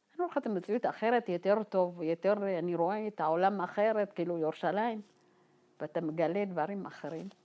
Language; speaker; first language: Hebrew; non-native, fluent; Tigrinya